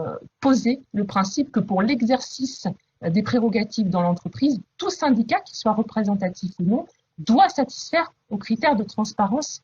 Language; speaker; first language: French; native; French